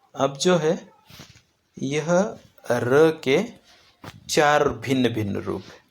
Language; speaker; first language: Hindi; non-native, local second language; Marathi